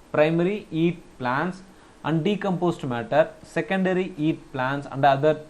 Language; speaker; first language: English; non-native, local second language; Tamil